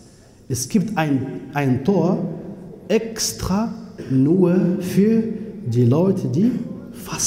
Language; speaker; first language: German; non-native, fluent; Arabic